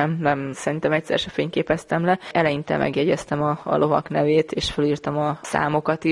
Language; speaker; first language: Hungarian; native; Hungarian